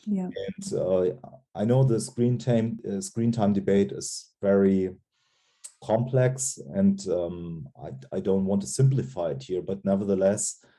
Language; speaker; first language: English; non-native, fluent; German